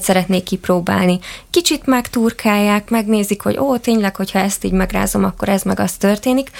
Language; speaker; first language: Hungarian; native; Hungarian